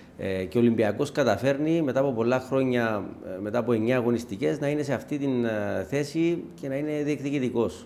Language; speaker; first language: Greek; native; Greek